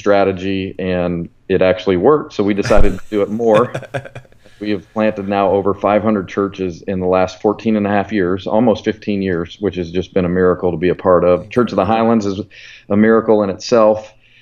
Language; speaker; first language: English; native; English